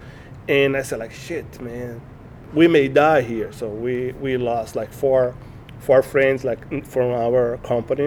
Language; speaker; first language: English; non-native, learner; Portuguese